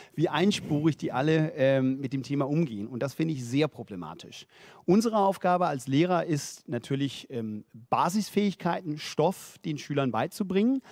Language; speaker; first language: German; non-native, fluent; Danish